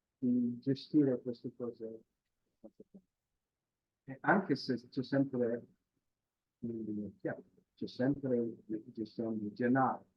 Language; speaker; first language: Italian; non-native, fluent; Polish